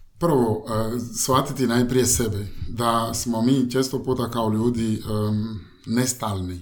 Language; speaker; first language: Croatian; non-native, fluent; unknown